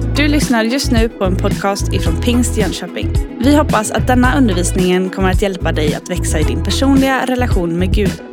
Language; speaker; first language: Swedish; native; Swedish